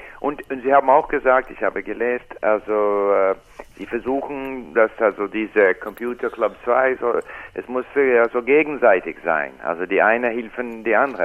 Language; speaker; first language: German; non-native, learner; English